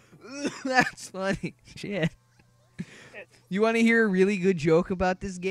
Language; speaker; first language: English; native; English